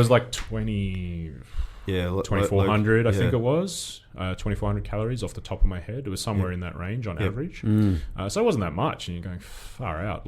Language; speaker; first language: English; native; English